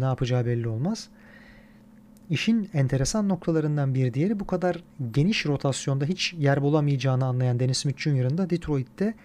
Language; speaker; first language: Turkish; native; Turkish